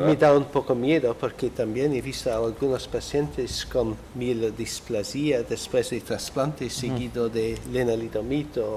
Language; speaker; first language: Spanish; non-native, fluent; Dutch